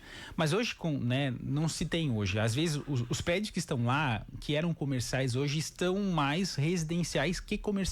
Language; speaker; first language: Portuguese; native; Portuguese